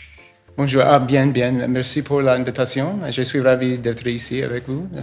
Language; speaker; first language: French; non-native, learner; English